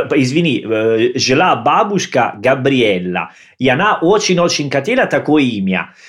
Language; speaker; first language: Russian; non-native, learner; Italian